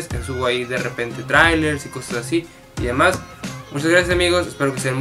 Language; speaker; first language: Spanish; native; Spanish